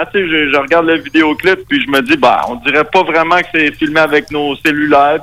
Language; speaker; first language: French; non-native, local second language; Spanish